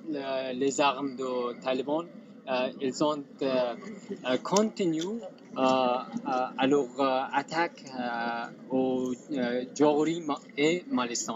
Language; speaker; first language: French; non-native, learner; Persian